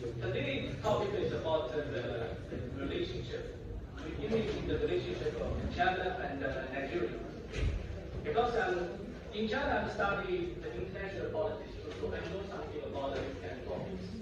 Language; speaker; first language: English; non-native, learner; Chinese